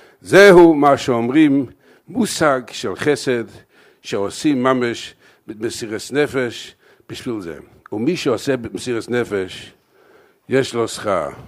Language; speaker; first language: Hebrew; non-native, fluent; English